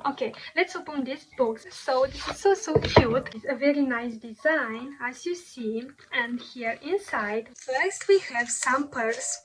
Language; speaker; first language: English; non-native, fluent; Romanian